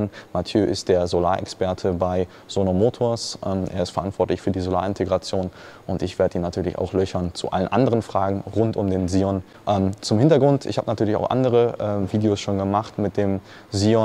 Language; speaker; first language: German; native; German